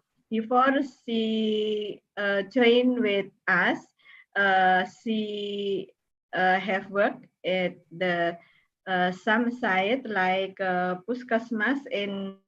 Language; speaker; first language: English; non-native, learner; Indonesian